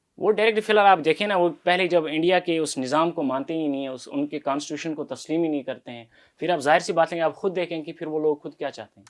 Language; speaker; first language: Urdu; non-native, local second language; Kashmiri